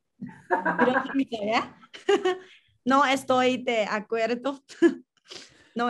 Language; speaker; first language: Spanish; non-native, learner; Chinese